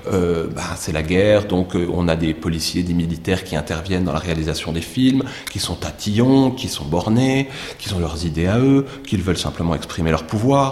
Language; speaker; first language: French; native; French